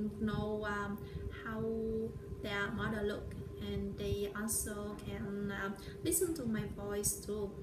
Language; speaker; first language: English; non-native, learner; Vietnamese